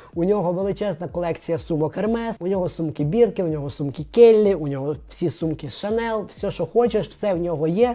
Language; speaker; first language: Ukrainian; non-native, local second language; Russian